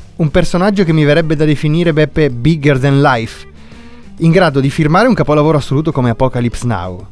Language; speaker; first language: Italian; native; Italian